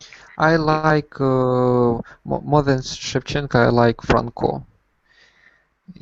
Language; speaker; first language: English; non-native, learner; Russian